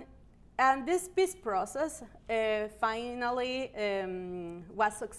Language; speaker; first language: English; non-native, learner; Spanish